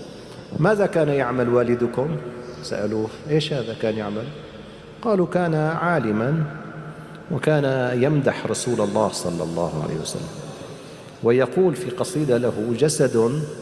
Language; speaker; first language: Arabic; native; Arabic